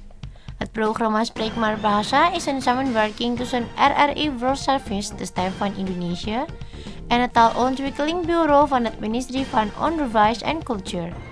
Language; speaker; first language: Dutch; non-native, learner; Indonesian